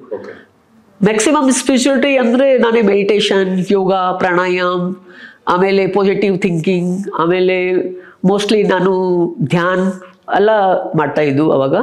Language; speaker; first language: Kannada; non-native, local second language; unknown